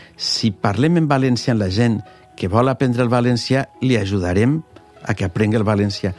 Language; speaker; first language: Catalan; native; Catalan